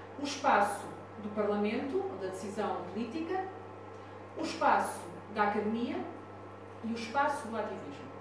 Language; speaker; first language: Portuguese; non-native, fluent; Italian